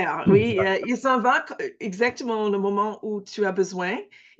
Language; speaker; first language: French; non-native, fluent; English